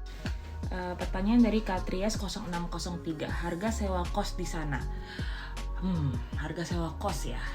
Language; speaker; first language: Indonesian; native; Indonesian